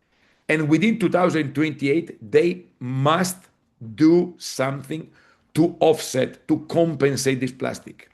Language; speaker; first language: English; non-native, fluent; Italian